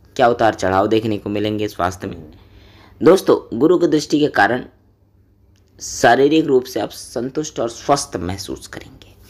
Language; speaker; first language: Hindi; native; Hindi